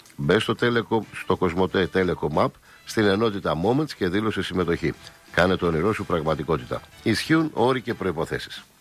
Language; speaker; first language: Greek; native; Greek